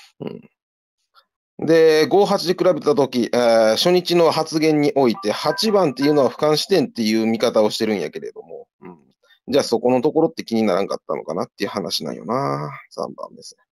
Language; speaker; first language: Japanese; native; Japanese